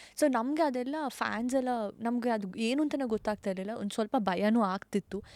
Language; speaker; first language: Kannada; non-native, local second language; Tulu